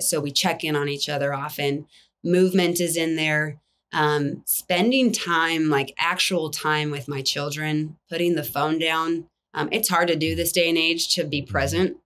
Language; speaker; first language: English; native; English